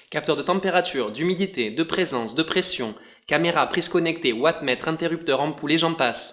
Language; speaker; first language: French; native; French